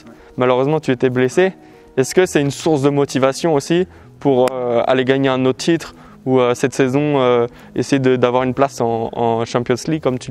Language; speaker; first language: French; native; French